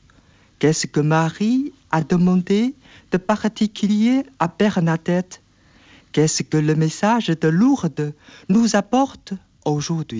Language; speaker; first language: French; non-native, fluent; Chinese